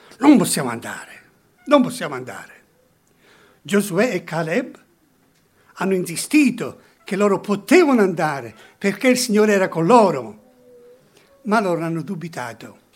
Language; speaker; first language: Italian; early bilingual, heritage; Italian